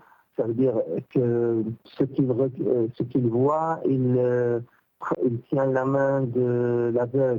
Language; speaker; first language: French; non-native, local second language; Arabic